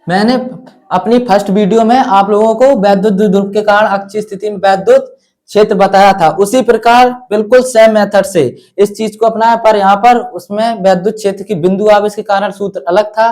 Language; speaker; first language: Hindi; native; Hindi